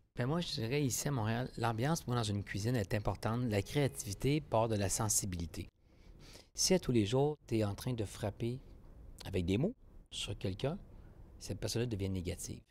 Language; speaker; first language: French; native; French